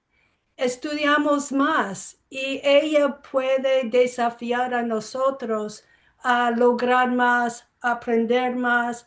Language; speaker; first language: Spanish; non-native, fluent; English